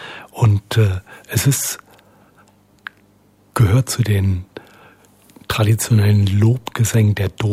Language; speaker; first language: German; native; German